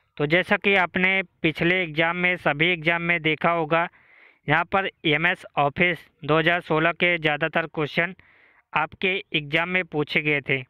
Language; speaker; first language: Hindi; native; Hindi